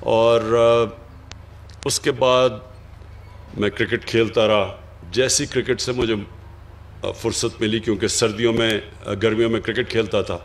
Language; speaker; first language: Urdu; native; Urdu